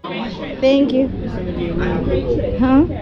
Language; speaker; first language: English; native; English